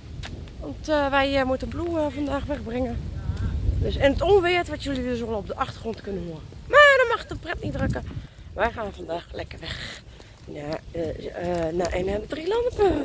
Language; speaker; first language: Dutch; native; Dutch